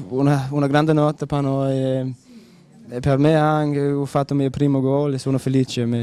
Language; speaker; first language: Italian; non-native, learner; Danish